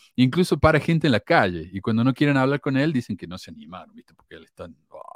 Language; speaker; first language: Spanish; native; Spanish